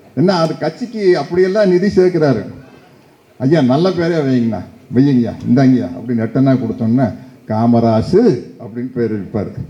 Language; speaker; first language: Tamil; native; Tamil